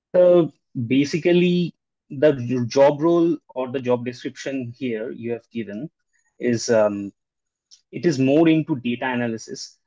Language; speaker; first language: English; non-native, local second language; Bangla